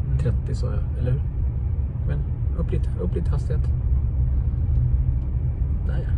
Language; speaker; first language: Swedish; non-native, local second language; Thai